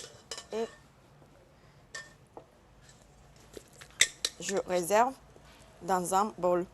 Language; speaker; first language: French; non-native, learner; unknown